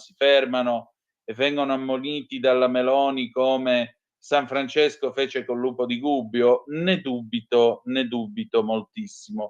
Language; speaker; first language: Italian; native; Italian